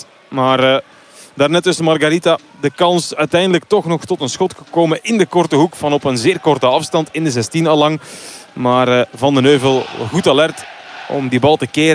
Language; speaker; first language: Dutch; native; Dutch